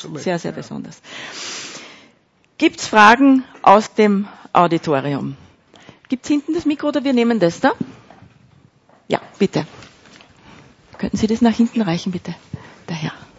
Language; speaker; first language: German; native; German